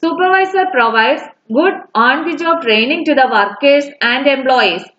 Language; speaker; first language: English; non-native, local second language; Malayalam